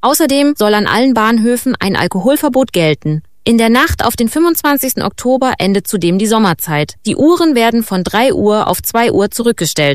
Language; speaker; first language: German; native; German